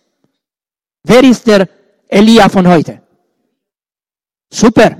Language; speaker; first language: German; non-native, fluent; Romanian